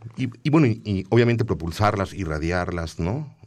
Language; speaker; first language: Spanish; native; Spanish